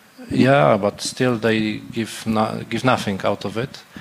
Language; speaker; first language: English; non-native, fluent; Polish